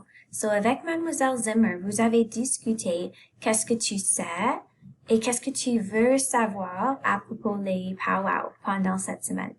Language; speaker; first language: French; non-native, fluent; English